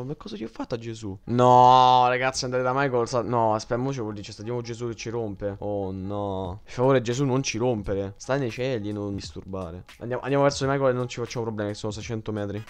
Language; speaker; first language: Italian; native; Italian